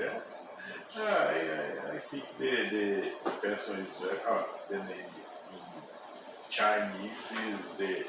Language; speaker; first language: English; non-native, learner; Portuguese